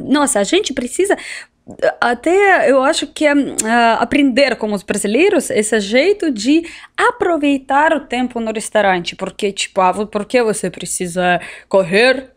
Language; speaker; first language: Portuguese; non-native, learner; Russian